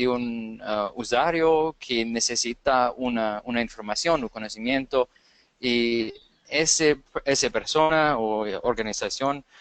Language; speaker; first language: Spanish; non-native, fluent; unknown